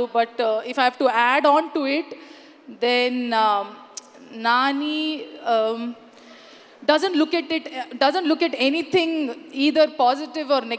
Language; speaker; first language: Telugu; non-native, learner; Kannada